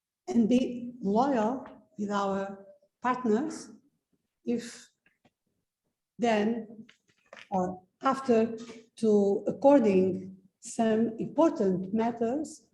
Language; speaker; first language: English; non-native, fluent; Portuguese